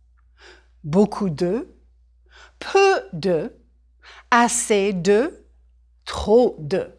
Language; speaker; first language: French; non-native, fluent; English